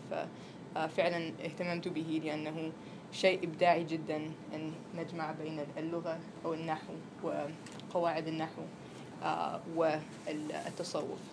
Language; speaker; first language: Arabic; non-native, fluent; English